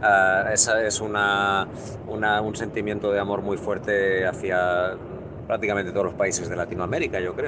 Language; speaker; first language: Spanish; native; Spanish